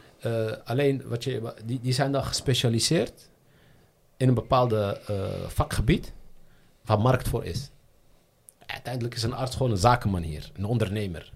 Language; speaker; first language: Dutch; early bilingual, other home language; Riffian